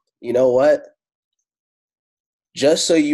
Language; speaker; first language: English; non-native, fluent; Italian